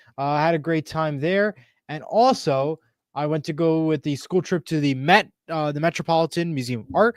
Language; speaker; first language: English; native; English